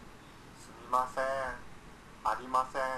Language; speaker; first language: Japanese; non-native, learner; Indonesian